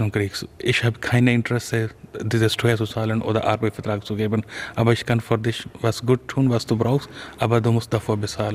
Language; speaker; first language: German; non-native, fluent; Urdu